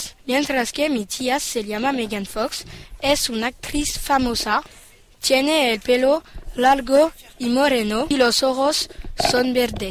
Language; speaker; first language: Spanish; non-native, learner; French